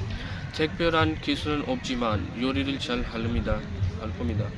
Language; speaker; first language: Korean; non-native, learner; Punjabi